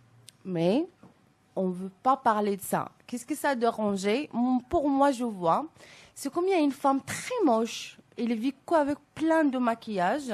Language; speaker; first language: French; non-native, local second language; Arabic